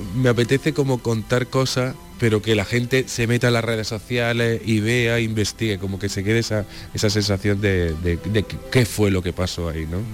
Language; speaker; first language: Spanish; native; Spanish